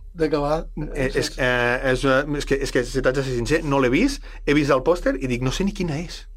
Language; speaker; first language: Catalan; native; Catalan